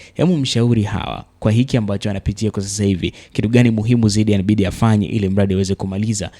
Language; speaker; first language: Swahili; native; Swahili